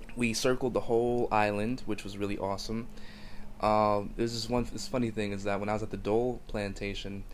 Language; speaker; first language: English; native; English